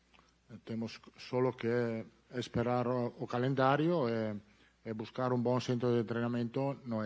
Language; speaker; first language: Portuguese; non-native, learner; Italian